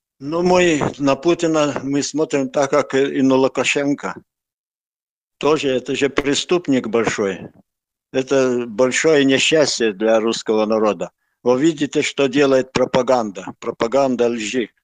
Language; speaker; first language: Russian; non-native, local second language; Lithuanian